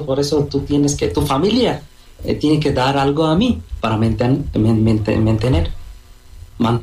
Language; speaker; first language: Spanish; non-native, fluent; Bangla